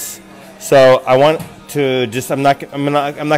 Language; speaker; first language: English; native; English